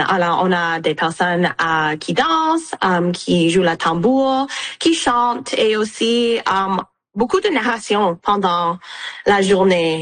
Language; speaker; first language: French; non-native, local second language; English